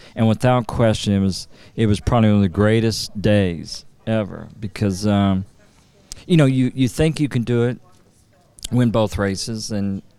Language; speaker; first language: English; native; English